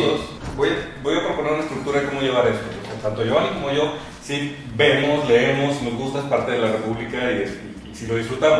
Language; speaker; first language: Spanish; native; Spanish